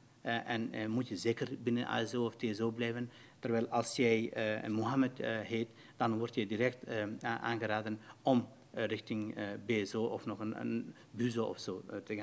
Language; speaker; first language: Dutch; non-native, fluent; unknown